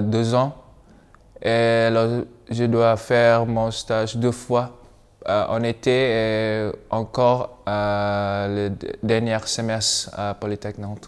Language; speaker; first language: French; non-native, learner; Malay